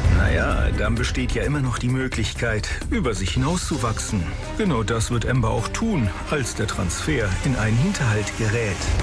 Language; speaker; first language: German; native; German